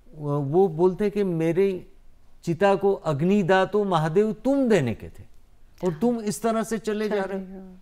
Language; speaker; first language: Hindi; non-native, local second language; Gujarati